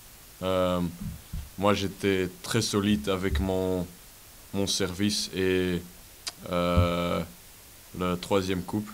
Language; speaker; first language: French; non-native, local second language; Dutch